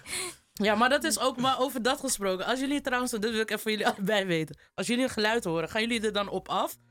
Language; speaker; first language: Dutch; native; Dutch